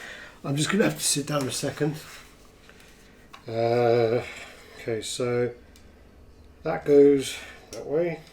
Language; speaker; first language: English; native; English